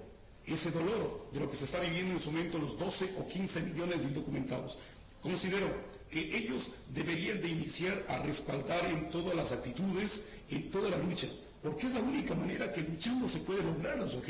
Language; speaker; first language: Spanish; native; Spanish